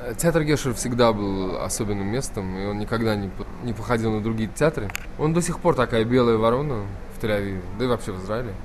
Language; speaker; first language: Russian; native; Russian